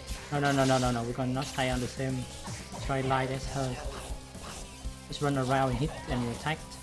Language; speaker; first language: English; non-native, fluent; Vietnamese